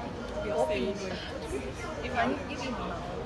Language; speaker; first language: Chinese; non-native, local second language; Cantonese